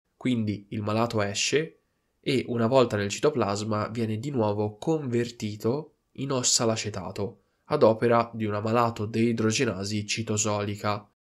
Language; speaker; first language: Italian; native; Italian